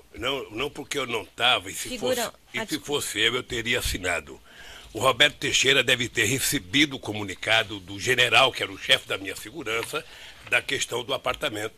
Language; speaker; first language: Portuguese; native; Portuguese